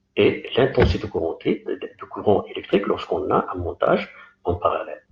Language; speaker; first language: French; non-native, local second language; Arabic